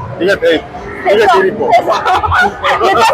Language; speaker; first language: Korean; native; Korean